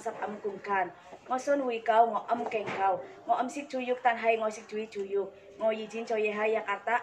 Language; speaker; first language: Cantonese; non-native, learner; Indonesian